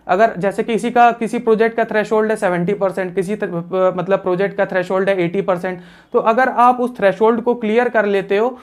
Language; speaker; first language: Hindi; native; Hindi